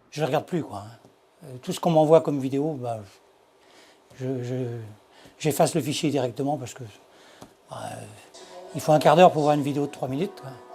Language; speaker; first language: French; native; French